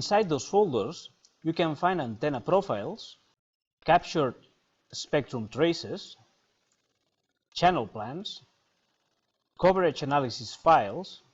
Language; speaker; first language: English; non-native, fluent; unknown